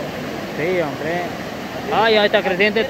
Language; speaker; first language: Spanish; native; Spanish